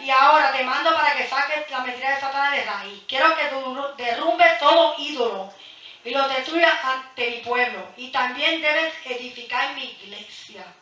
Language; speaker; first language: Spanish; early bilingual, heritage; Spanish